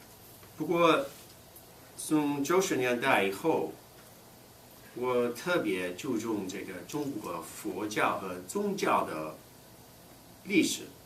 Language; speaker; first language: Chinese; non-native, fluent; English